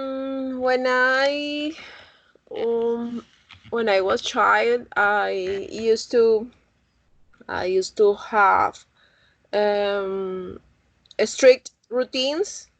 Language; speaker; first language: English; non-native, learner; Spanish